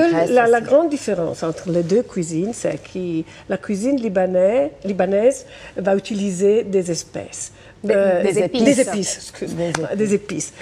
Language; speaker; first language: French; non-native, fluent; Italian